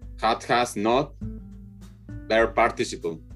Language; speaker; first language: English; non-native, learner; Spanish